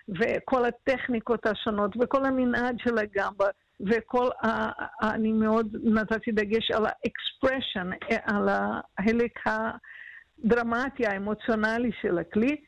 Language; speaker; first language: Hebrew; non-native, fluent; Portuguese